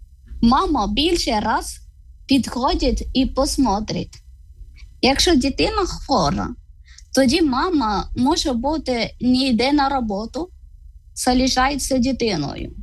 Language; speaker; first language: Ukrainian; non-native, learner; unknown